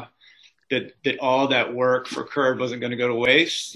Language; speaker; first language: English; native; English